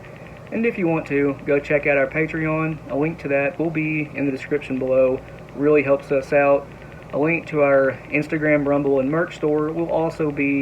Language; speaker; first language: English; native; English